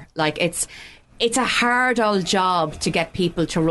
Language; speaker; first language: English; native; English